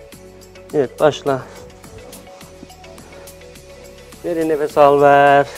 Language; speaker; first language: Turkish; native; Turkish